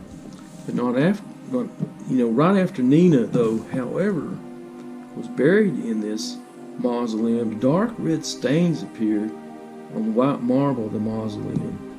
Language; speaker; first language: English; native; English